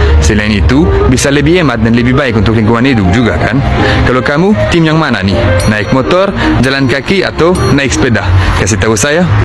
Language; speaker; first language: Indonesian; non-native, fluent; French